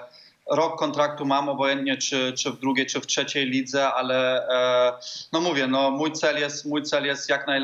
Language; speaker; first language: Polish; early bilingual, heritage; Polish